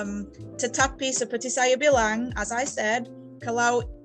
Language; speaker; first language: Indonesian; non-native, fluent; English